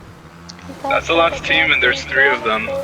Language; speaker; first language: English; native; English